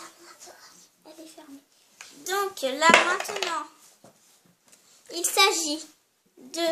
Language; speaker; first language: French; native; French